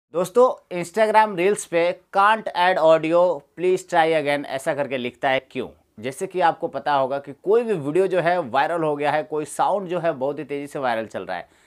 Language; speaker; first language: Hindi; native; Hindi